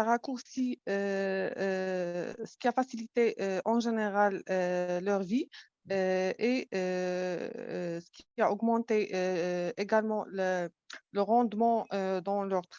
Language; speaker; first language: French; non-native, fluent; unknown